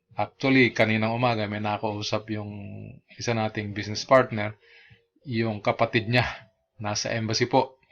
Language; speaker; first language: Filipino; non-native, local second language; Iloko